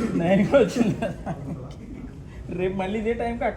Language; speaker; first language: Telugu; native; Telugu